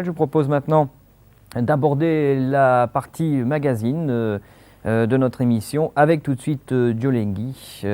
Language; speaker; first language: French; native; French